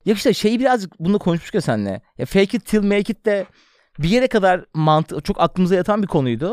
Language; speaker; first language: Turkish; native; Turkish